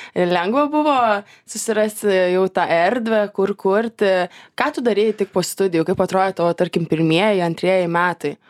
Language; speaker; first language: Lithuanian; native; Lithuanian